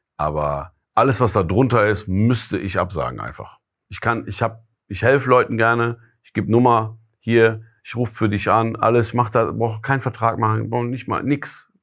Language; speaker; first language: German; early bilingual, other home language; Persian